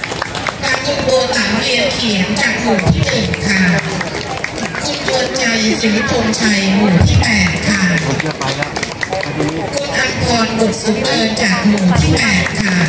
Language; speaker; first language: Thai; native; Thai